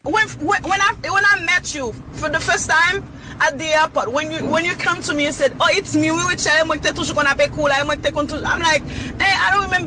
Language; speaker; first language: English; non-native, fluent; Haitian Creole